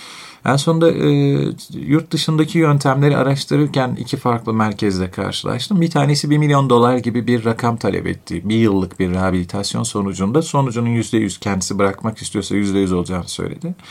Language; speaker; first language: Turkish; native; Turkish